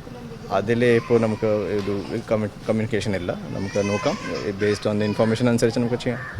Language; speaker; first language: Malayalam; non-native, local second language; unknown